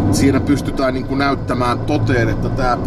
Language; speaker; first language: Finnish; native; Finnish